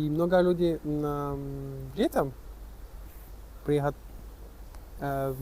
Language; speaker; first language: Russian; non-native, learner; French